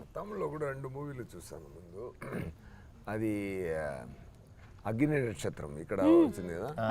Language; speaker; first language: Telugu; non-native, fluent; Tamil